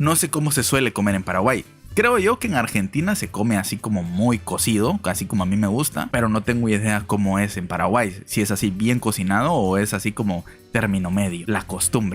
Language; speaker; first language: Spanish; native; Spanish